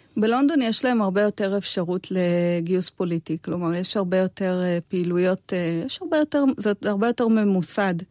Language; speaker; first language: Hebrew; native; Hebrew